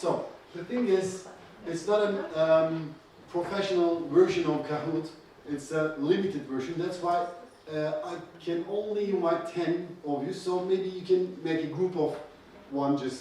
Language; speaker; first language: English; non-native, fluent; Turkish